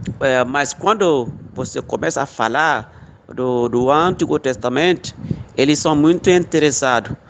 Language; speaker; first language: Portuguese; non-native, local second language; Fula